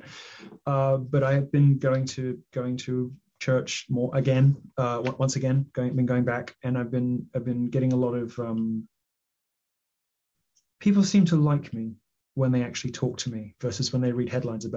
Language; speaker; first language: English; native; English